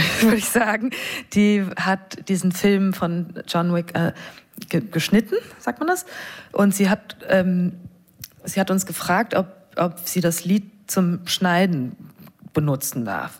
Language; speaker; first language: German; non-native, fluent; English